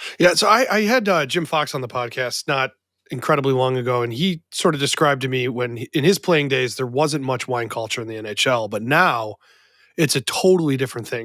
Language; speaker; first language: English; native; English